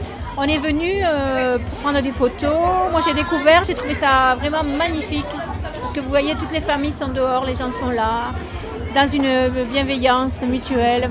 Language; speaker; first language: French; native; French